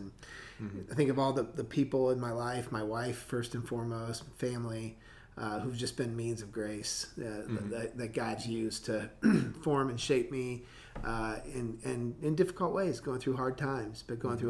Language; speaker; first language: English; native; English